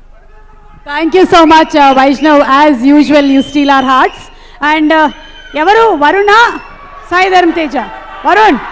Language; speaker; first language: Telugu; native; Telugu